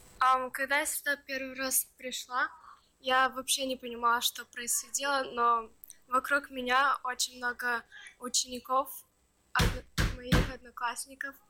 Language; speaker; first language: Russian; early bilingual, other home language; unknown